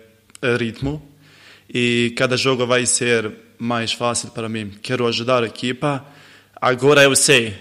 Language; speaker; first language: Portuguese; non-native, learner; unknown